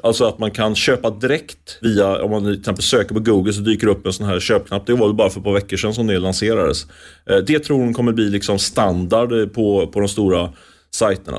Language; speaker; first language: Swedish; native; Swedish